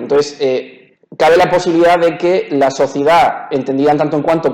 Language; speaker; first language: Spanish; native; Spanish